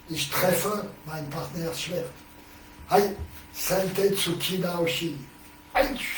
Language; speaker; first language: German; non-native, learner; French